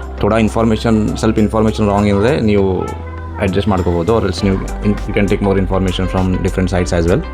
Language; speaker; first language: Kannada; early bilingual, heritage; Kannada